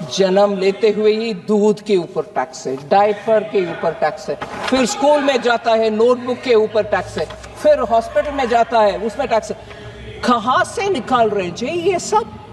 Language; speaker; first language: Hindi; non-native, local second language; Tamil